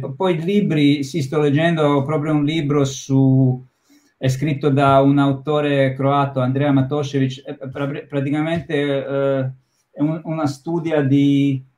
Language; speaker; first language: Italian; non-native, fluent; Croatian